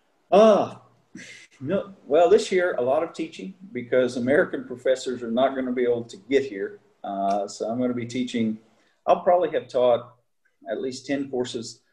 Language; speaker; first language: English; native; English